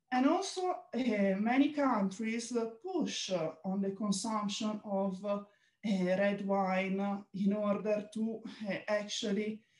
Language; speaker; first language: English; non-native, fluent; Italian